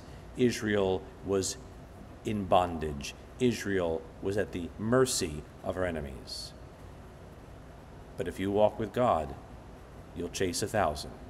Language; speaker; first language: English; native; English